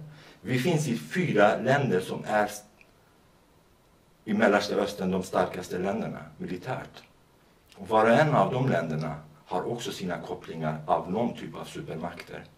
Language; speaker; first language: Swedish; non-native, fluent; Kurdish